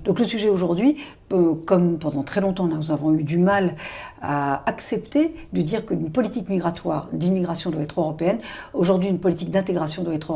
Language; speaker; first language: French; native; French